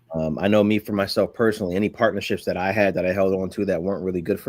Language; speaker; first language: English; native; English